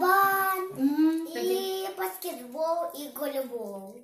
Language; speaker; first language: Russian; early bilingual, other home language; Vietnamese